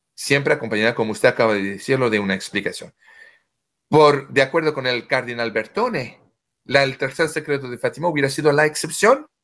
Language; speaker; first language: Spanish; non-native, fluent; French